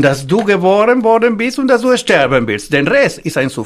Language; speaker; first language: German; non-native, fluent; Spanish